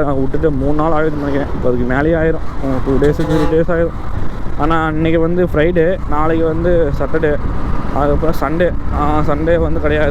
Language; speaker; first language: Tamil; native; Tamil